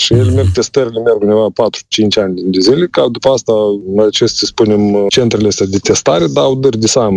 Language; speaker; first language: Romanian; native; Romanian